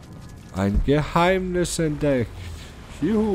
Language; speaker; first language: German; native; German